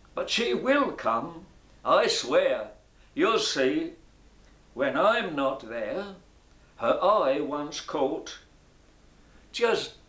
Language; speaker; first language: English; native; English